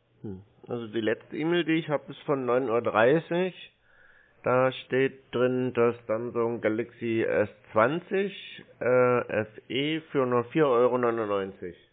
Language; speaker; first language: German; native; German